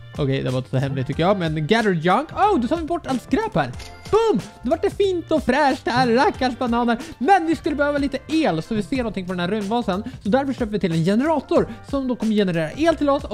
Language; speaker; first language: Swedish; native; Swedish